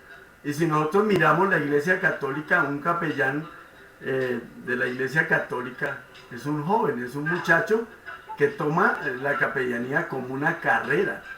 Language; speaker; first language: Spanish; native; Spanish